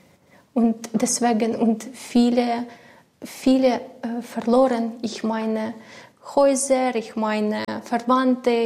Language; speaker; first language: German; non-native, learner; Ukrainian